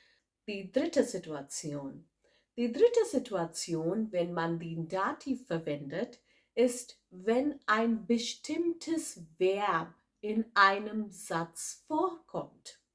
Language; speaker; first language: German; non-native, fluent; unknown